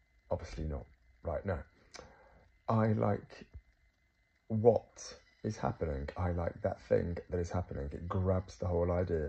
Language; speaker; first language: English; native; English